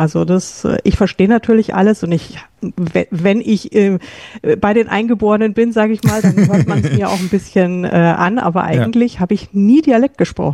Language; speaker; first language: German; native; German